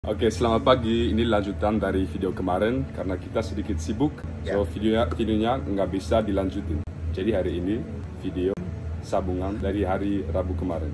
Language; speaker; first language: Indonesian; early bilingual, heritage; Dutch